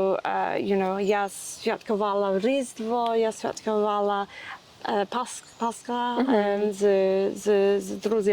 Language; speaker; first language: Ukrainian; non-native, learner; English